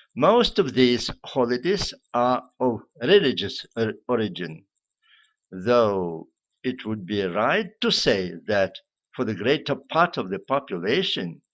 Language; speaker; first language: English; non-native, fluent; Ukrainian